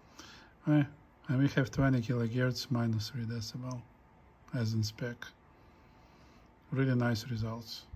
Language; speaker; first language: English; non-native, fluent; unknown